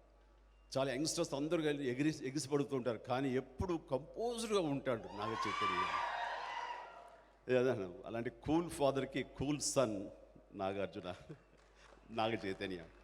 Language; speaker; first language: Telugu; native; Telugu